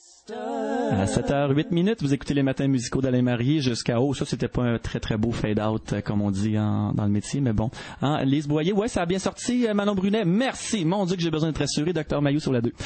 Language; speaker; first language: French; native; French